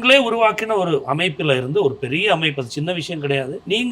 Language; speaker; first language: Tamil; native; Tamil